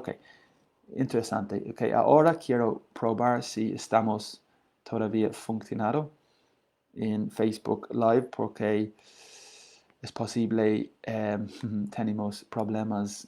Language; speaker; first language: Spanish; non-native, learner; English